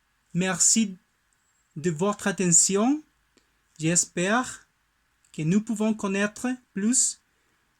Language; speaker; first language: French; non-native, learner; Spanish